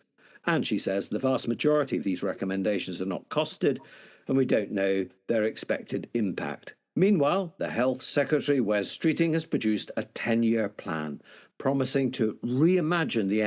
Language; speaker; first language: English; native; English